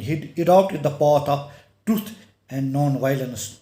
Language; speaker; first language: English; non-native, local second language; Urdu